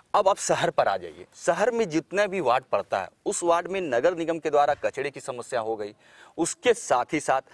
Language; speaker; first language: Hindi; native; Hindi